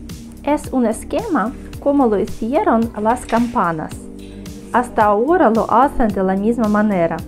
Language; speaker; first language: Spanish; non-native, fluent; Russian